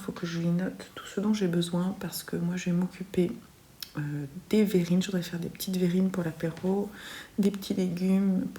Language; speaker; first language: French; native; French